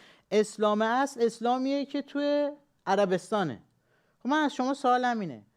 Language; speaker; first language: Persian; native; Persian